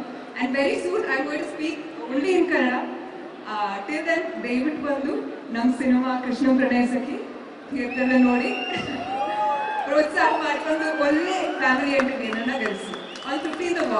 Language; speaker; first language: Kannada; non-native, learner; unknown